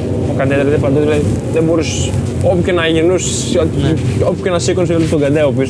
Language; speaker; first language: Greek; native; Greek